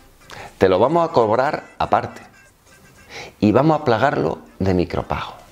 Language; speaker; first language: Spanish; native; Spanish